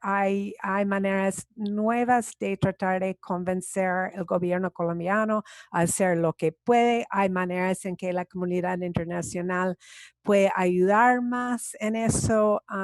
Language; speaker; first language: Spanish; non-native, fluent; English